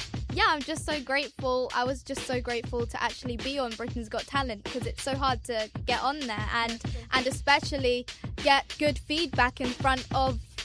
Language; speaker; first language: English; native; English